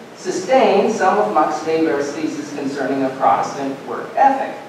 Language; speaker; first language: English; native; English